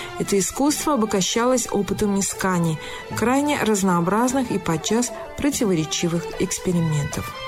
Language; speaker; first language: Russian; non-native, local second language; Tajik